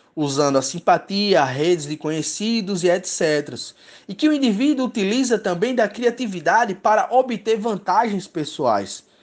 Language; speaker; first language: Portuguese; native; Portuguese